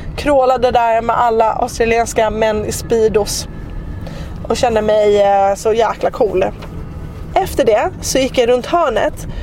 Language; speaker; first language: Swedish; native; Swedish